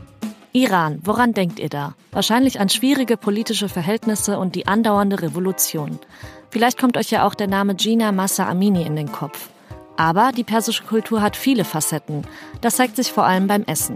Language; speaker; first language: German; native; German